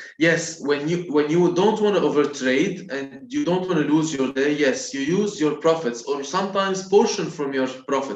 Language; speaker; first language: English; non-native, local second language; Arabic